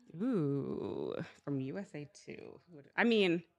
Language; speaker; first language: English; native; English